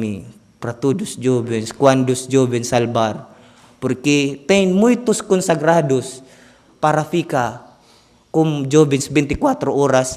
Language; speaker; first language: Portuguese; non-native, learner; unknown